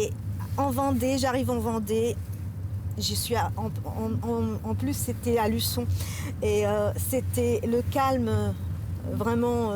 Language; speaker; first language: French; non-native, local second language; Arabic